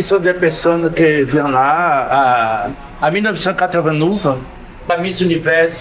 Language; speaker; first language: French; non-native, learner; Portuguese